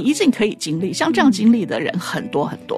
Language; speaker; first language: Chinese; native; Chinese